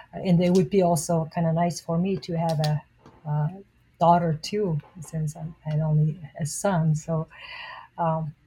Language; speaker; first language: English; non-native, fluent; Mongolian